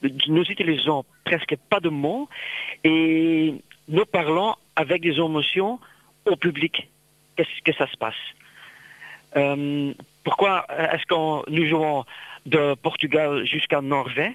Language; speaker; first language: French; non-native, local second language; Dutch